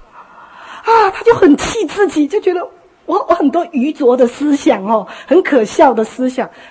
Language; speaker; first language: Chinese; native; Chinese